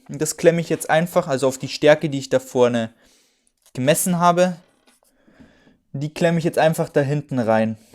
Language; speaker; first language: German; native; German